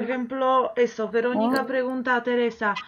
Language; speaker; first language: Spanish; non-native, fluent; Polish